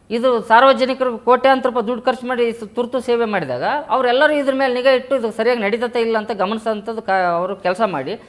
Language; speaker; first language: Kannada; native; Kannada